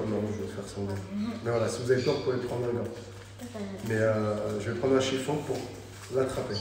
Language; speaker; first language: French; native; French